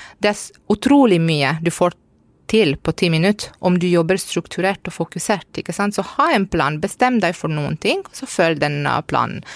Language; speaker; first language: Norwegian; non-native, fluent; Romanian